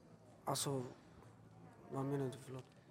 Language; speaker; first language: Swedish; early bilingual, other home language; Albanian